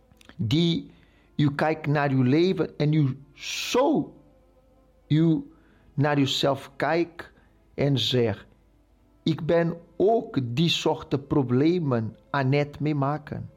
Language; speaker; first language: Dutch; non-native, local second language; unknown